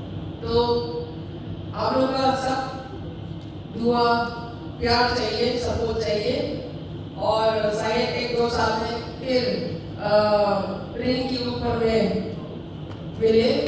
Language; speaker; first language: Hindi; non-native, local second language; Manipuri